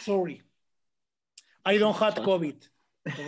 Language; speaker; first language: English; non-native, learner; Spanish